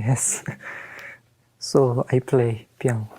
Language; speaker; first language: English; non-native, learner; Korean